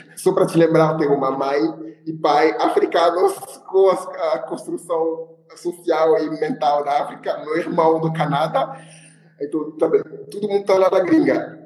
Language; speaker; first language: Portuguese; non-native, fluent; French